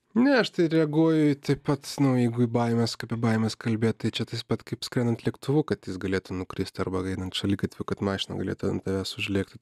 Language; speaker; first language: Lithuanian; native; Lithuanian